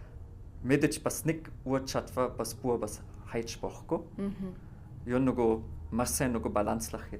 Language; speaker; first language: Mongolian; non-native, fluent; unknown